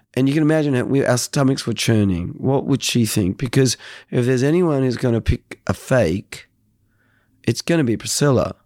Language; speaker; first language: English; native; English